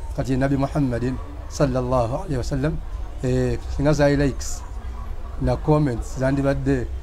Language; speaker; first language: English; non-native, local second language; Ganda